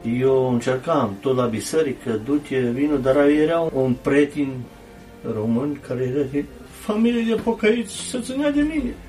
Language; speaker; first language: Romanian; early bilingual, heritage; Romanian